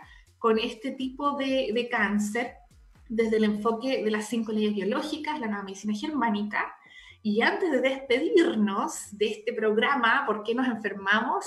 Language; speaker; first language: Spanish; native; Spanish